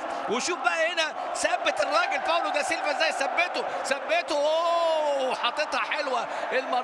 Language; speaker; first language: Arabic; native; Arabic